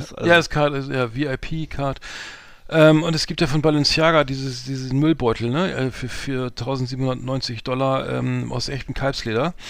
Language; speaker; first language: German; native; German